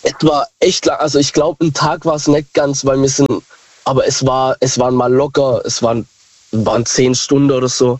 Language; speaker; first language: German; native; German